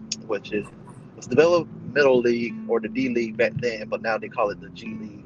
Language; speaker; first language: English; native; English